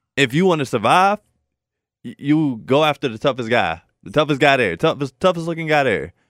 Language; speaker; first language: English; native; English